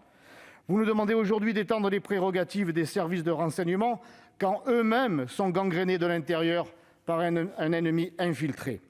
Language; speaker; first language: French; native; French